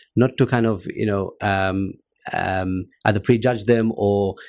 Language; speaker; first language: English; native; English